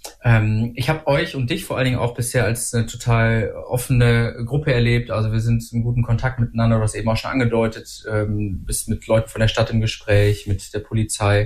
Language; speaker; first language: German; native; German